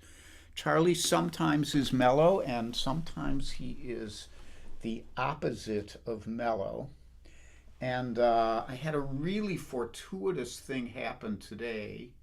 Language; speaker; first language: English; native; English